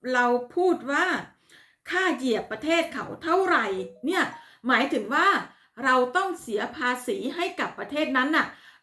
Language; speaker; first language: Thai; native; Thai